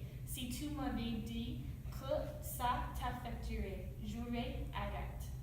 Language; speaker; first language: French; non-native, learner; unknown